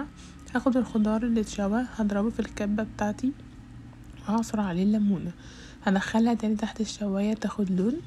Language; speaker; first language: Arabic; native; Arabic